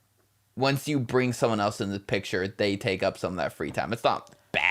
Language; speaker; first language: English; native; English